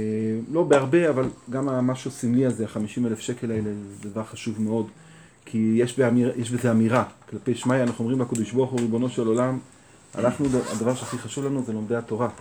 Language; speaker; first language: Hebrew; native; Hebrew